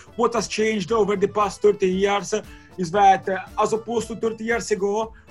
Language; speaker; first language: English; non-native, fluent; Italian